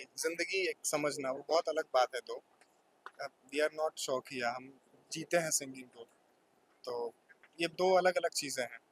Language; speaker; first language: Hindi; native; Hindi